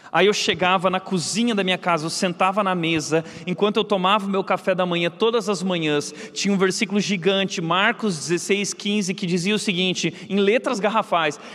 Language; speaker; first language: Portuguese; native; Portuguese